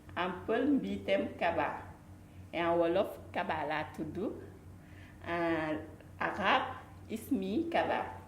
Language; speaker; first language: French; non-native, local second language; Fula